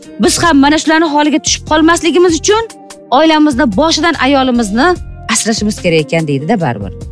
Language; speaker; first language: Uzbek; native; Uzbek